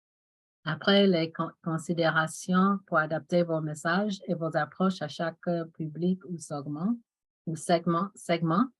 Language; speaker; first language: French; non-native, fluent; English